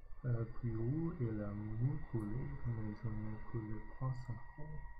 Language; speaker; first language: French; non-native, learner; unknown